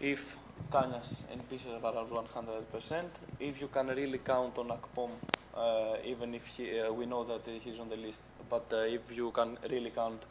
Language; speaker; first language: English; non-native, fluent; Greek